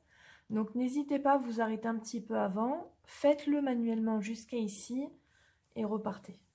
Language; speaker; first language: French; native; French